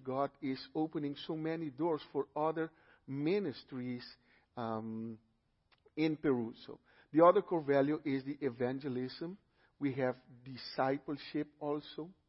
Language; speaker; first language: English; non-native, fluent; Papiamento